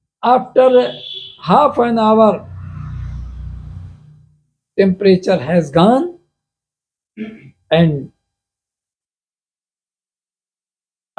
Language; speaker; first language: English; non-native, local second language; Hindi